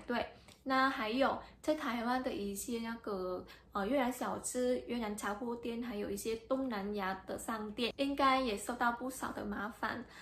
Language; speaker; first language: Chinese; non-native, fluent; Vietnamese